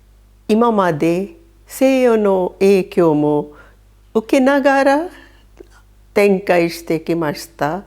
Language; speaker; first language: Japanese; non-native, fluent; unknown